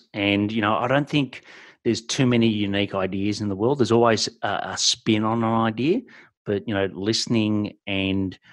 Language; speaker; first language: English; native; English